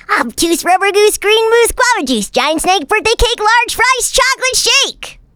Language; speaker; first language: English; native; English